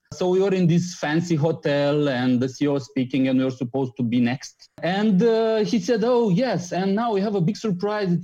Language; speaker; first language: English; non-native, fluent; Romanian